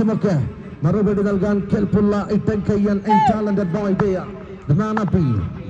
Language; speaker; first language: English; non-native, local second language; Malayalam